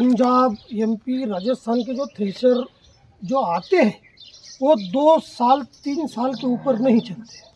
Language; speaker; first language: Hindi; non-native, local second language; Marathi